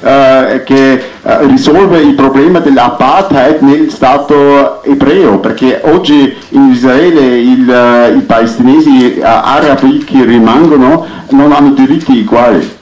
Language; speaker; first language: Italian; non-native, fluent; Arabic